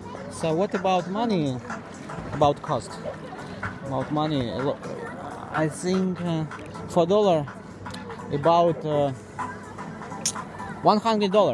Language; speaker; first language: English; non-native, learner; Russian